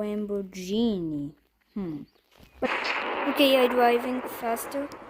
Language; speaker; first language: English; non-native, learner; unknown